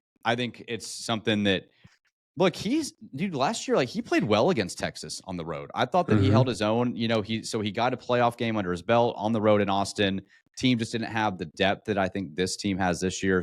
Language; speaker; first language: English; native; English